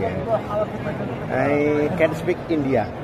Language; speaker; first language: English; non-native, learner; Indonesian